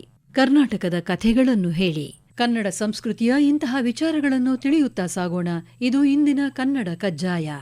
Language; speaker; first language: Kannada; native; Kannada